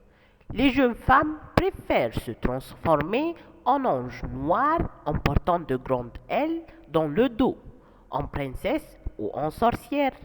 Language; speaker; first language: French; non-native, fluent; Arabic